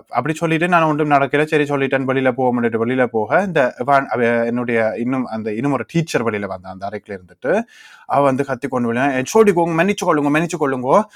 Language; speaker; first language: Tamil; early bilingual, heritage; Tamil